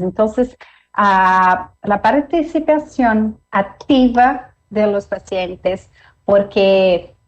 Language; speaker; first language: Spanish; non-native, fluent; Portuguese